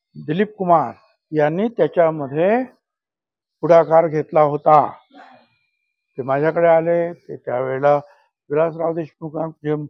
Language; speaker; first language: Marathi; native; Marathi